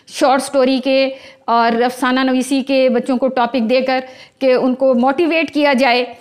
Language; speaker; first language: Urdu; non-native, local second language; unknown